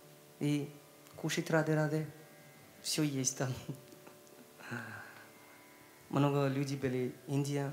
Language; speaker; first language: Russian; non-native, learner; Hindi